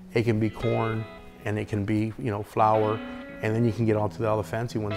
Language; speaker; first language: English; native; English